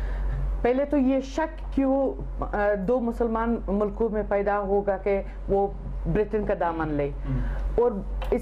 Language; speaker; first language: Hindi; non-native, fluent; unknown